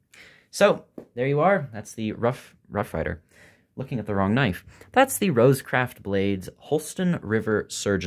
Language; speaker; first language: English; native; English